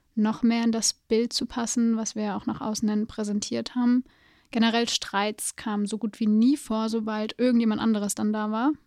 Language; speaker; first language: German; native; German